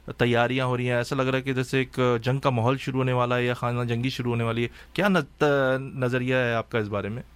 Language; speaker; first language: Urdu; native; Urdu